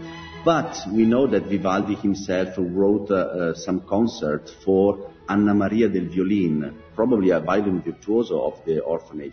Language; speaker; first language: English; non-native, fluent; Italian